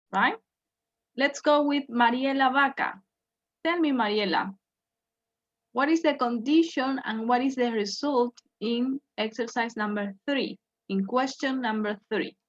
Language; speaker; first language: English; non-native, fluent; Spanish